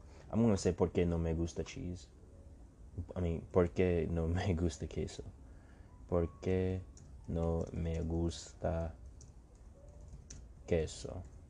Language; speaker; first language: Spanish; non-native, learner; English